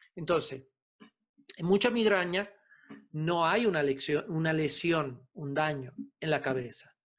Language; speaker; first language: Spanish; non-native, fluent; Italian